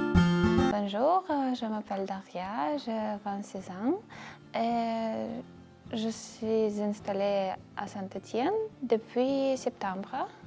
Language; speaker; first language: French; non-native, learner; Russian